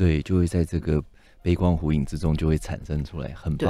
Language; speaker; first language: Chinese; native; Chinese